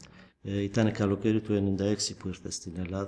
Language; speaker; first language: Greek; non-native, fluent; Kurdish